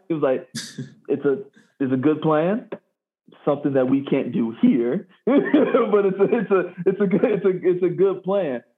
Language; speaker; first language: English; native; English